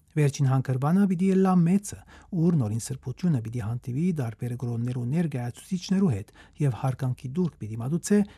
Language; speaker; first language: Armenian; native; Armenian